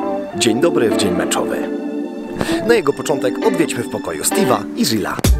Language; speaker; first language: Polish; native; Polish